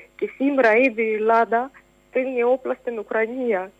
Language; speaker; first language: Greek; non-native, fluent; Ukrainian